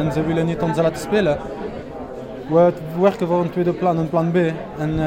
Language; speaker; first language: Dutch; non-native, fluent; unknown